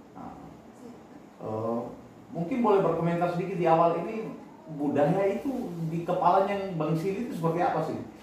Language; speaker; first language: Indonesian; native; Indonesian